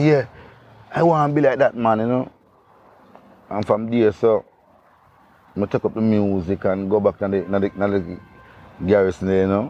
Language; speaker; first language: English; non-native, local second language; Jamaican Creole English